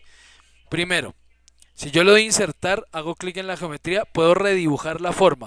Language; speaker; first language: Spanish; native; Spanish